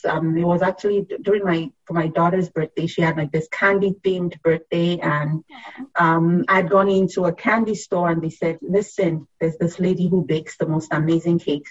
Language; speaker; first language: English; non-native, local second language; Yoruba